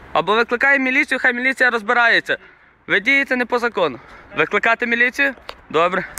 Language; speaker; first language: Ukrainian; native; Ukrainian